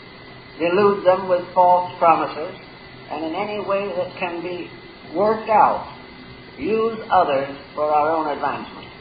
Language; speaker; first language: English; native; English